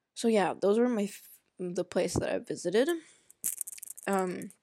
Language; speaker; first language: English; non-native, fluent; Arabic